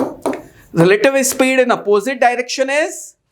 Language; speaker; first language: English; non-native, local second language; Hindi